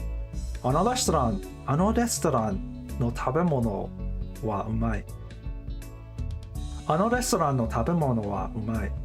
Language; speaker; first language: Japanese; non-native, learner; English